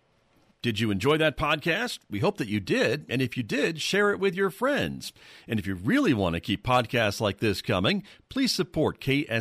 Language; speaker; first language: English; native; English